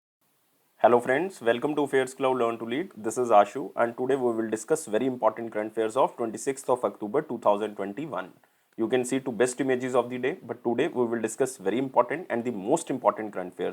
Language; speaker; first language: English; non-native, local second language; Hindi